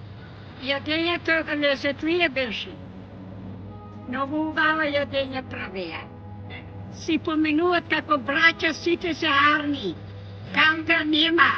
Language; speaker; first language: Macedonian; non-native, local second language; Turkish